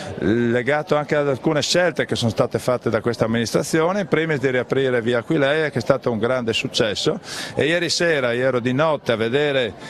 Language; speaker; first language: Italian; native; Italian